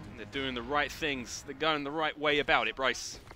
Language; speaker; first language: English; native; English